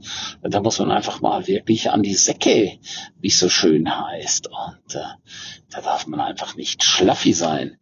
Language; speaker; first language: German; native; German